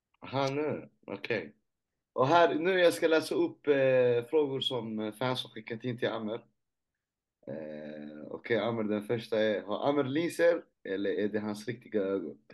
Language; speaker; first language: Swedish; early bilingual, other home language; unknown